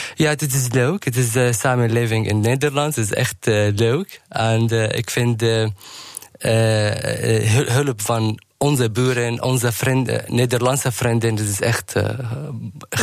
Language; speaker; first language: Dutch; non-native, learner; Arabic